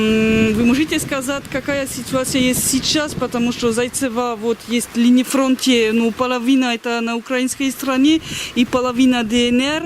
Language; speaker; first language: Russian; non-native, fluent; French